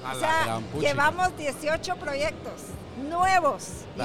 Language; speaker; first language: Spanish; native; Spanish